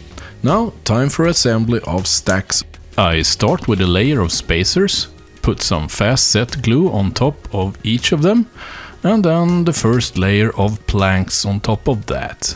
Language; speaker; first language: English; non-native, fluent; Swedish